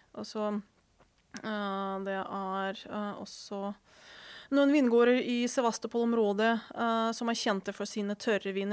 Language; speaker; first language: Norwegian; non-native, fluent; Ukrainian